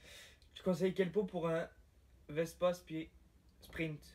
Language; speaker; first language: French; native; French